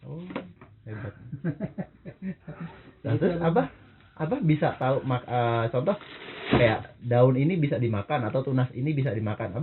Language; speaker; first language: Indonesian; non-native, local second language; Javanese